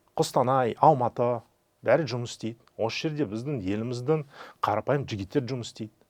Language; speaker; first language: Kazakh; non-native, fluent; Russian